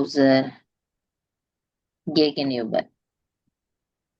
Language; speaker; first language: German; non-native, learner; Tamil